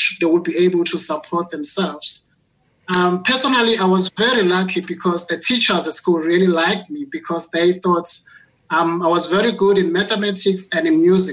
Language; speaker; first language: English; non-native, local second language; Zulu